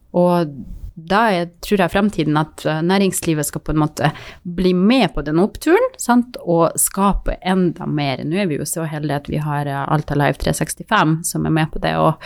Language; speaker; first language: Norwegian; non-native, fluent; Russian